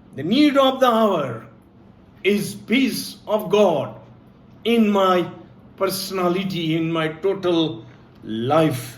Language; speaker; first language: English; non-native, local second language; Gujarati